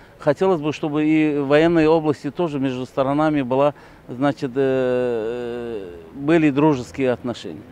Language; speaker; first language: Russian; non-native, local second language; Azerbaijani